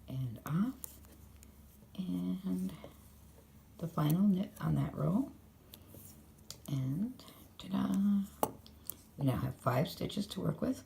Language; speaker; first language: English; native; English